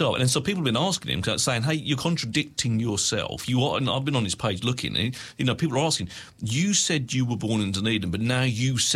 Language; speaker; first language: English; native; English